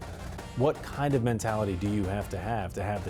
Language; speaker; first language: English; native; English